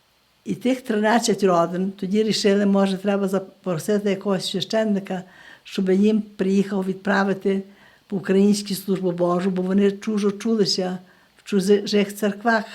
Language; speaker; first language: Ukrainian; early bilingual, heritage; Ukrainian